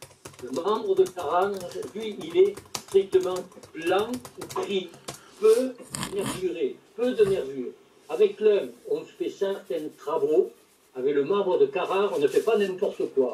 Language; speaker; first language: French; native; French